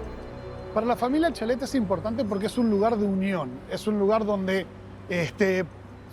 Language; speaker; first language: Spanish; native; Spanish